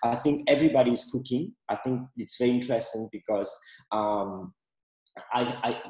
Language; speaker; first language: English; non-native, fluent; Malagasy